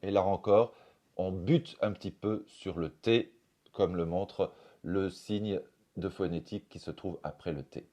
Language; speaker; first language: French; native; French